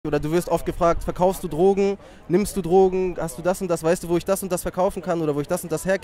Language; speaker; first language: German; native; German